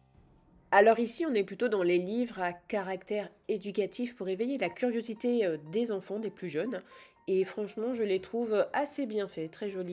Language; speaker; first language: French; native; French